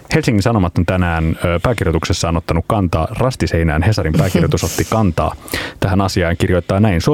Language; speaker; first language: Finnish; native; Finnish